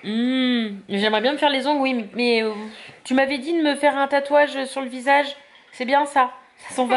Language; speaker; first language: French; native; French